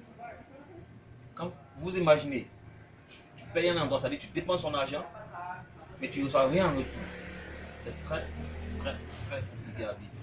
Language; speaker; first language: French; native; French